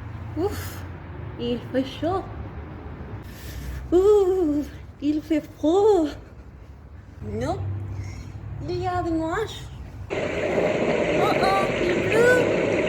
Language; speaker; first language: French; non-native, learner; Spanish